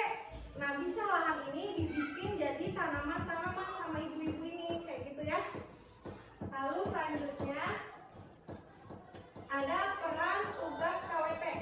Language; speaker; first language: Indonesian; native; Indonesian